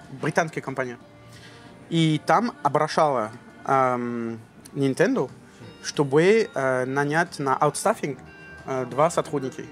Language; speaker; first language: Russian; non-native, learner; French